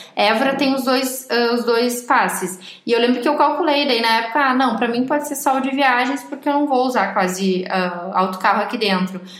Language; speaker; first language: Portuguese; native; Portuguese